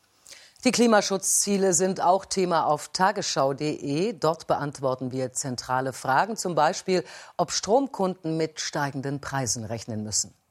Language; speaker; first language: German; native; German